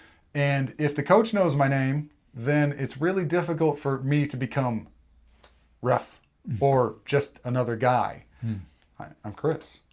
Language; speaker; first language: English; native; English